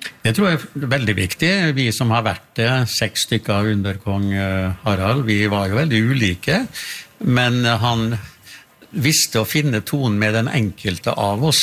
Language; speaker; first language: Norwegian; native; Norwegian